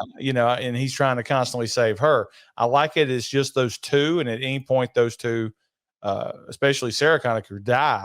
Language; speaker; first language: English; native; English